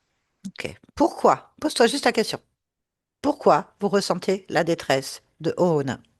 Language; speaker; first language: French; native; French